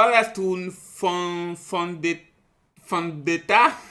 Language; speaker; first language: Spanish; non-native, learner; French